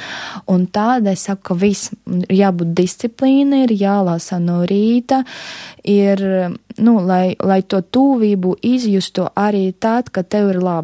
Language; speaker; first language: Latvian; non-native, local second language; Russian